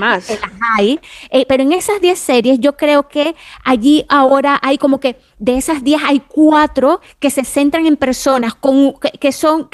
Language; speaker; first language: Spanish; native; Spanish